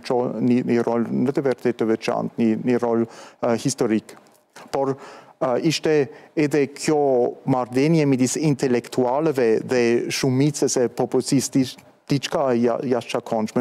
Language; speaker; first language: Albanian; non-native, fluent; German